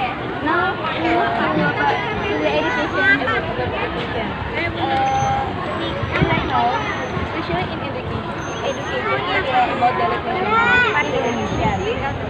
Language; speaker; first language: English; non-native, learner; Indonesian